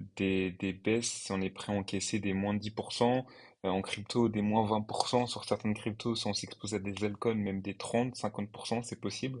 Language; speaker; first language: French; native; French